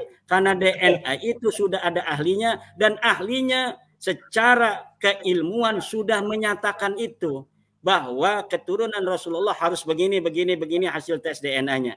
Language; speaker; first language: Indonesian; native; Indonesian